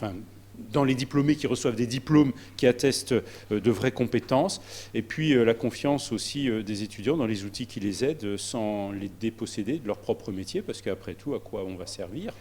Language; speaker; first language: French; native; French